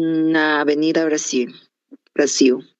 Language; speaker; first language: Portuguese; non-native, learner; Spanish